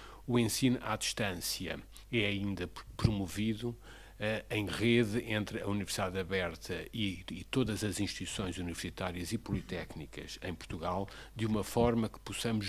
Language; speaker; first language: Portuguese; native; Portuguese